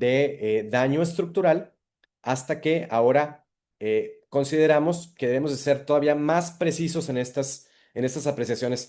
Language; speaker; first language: Spanish; native; Spanish